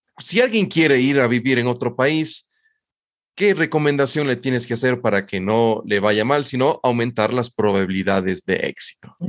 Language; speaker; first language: Spanish; native; Spanish